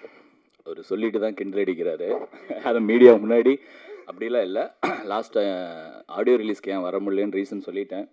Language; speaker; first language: Tamil; native; Tamil